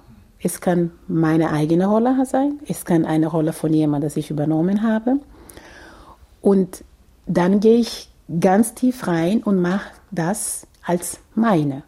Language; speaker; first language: German; non-native, fluent; Portuguese